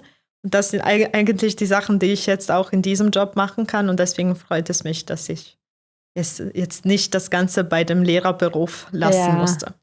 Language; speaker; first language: German; non-native, fluent; Croatian